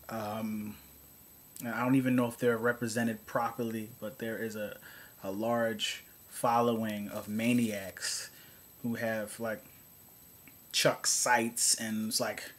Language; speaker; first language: English; native; English